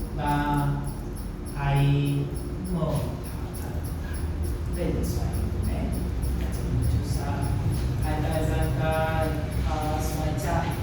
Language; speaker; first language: Vietnamese; non-native, learner; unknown